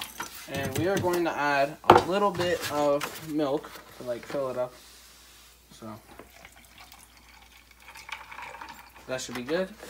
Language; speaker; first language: English; early bilingual, other home language; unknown